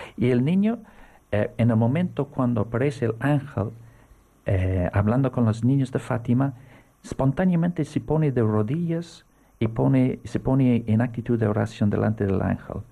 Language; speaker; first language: Spanish; non-native, fluent; English